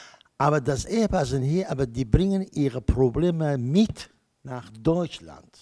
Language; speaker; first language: German; non-native, learner; Kurdish